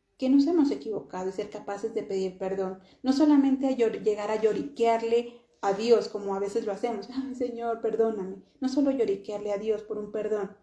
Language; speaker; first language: Spanish; native; Spanish